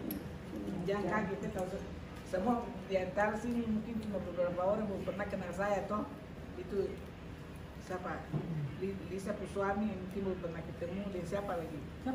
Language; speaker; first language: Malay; non-native, local second language; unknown